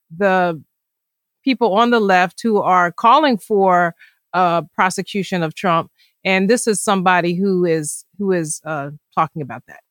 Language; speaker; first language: English; native; English